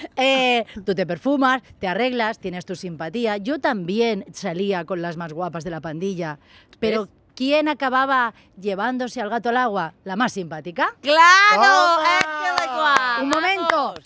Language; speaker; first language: Spanish; native; Spanish